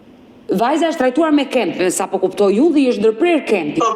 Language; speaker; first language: Albanian; native; Albanian